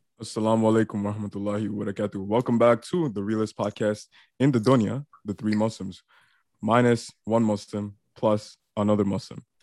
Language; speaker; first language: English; early bilingual, other home language; Bangla